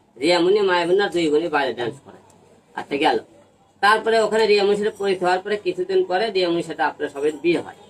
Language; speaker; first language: Bangla; native; Bangla